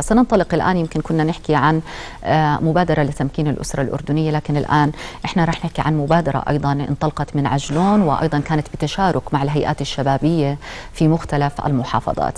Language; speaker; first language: Arabic; native; Arabic